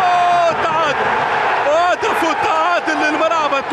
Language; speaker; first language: Arabic; native; Arabic